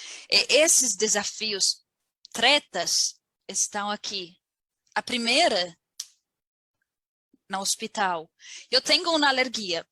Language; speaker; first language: Portuguese; non-native, learner; Arabic